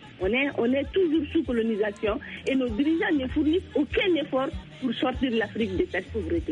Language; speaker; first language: French; non-native, local second language; Bambara